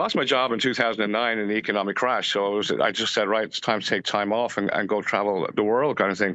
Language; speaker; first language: English; native; English